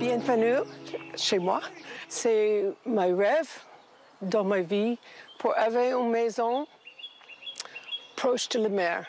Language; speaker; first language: French; non-native, learner; English